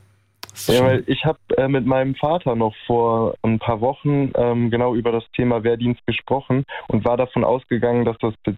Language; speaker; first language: German; native; German